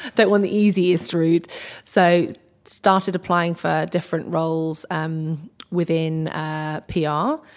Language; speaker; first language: English; native; English